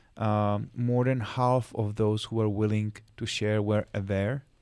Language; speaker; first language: English; non-native, fluent; Czech